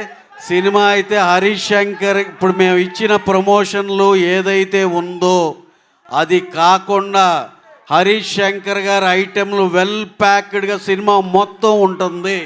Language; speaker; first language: Telugu; native; Telugu